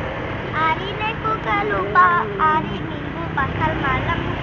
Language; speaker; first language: Indonesian; native; Indonesian